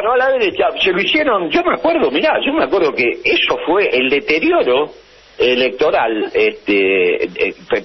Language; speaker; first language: Spanish; native; Spanish